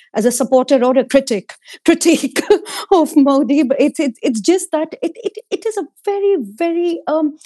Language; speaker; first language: English; non-native, local second language; Hindi